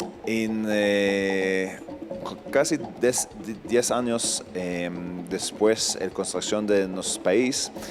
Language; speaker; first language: Spanish; non-native, fluent; Hebrew